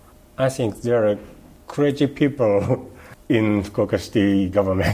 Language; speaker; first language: English; non-native, learner; Japanese